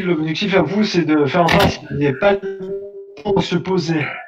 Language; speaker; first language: French; native; French